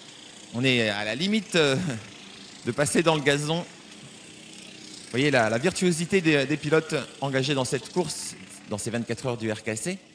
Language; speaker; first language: French; native; French